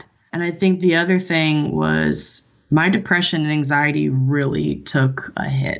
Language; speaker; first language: English; native; English